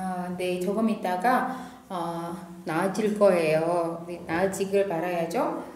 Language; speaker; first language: Korean; non-native, fluent; Indonesian